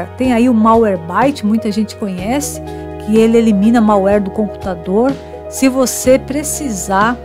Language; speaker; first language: Portuguese; native; Portuguese